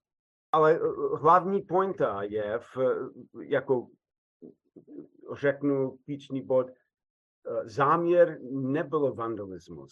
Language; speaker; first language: Czech; non-native, fluent; English